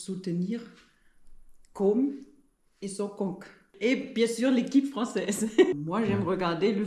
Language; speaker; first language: French; non-native, learner; German